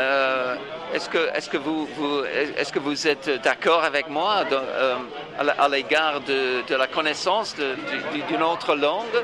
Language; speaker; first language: French; non-native, fluent; English